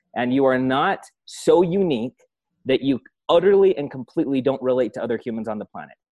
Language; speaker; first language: English; early bilingual, other home language; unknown